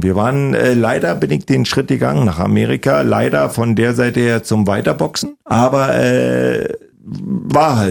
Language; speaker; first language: German; native; German